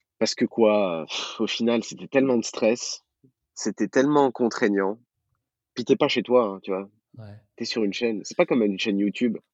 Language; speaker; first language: French; early bilingual, other home language; Arabic